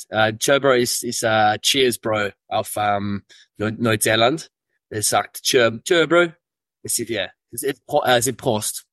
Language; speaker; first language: German; early bilingual, heritage; English